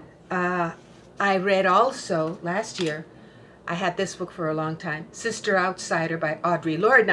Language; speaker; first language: English; non-native, fluent; Spanish